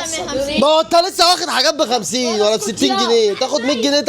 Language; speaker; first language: Arabic; native; Arabic